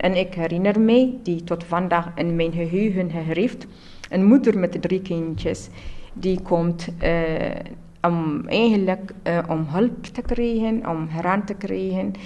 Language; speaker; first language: Dutch; non-native, learner; Tigrinya